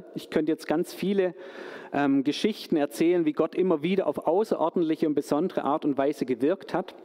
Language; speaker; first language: German; native; German